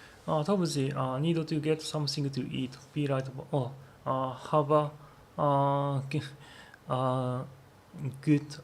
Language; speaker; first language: English; non-native, learner; Japanese